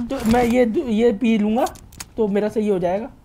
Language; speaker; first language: Hindi; native; Hindi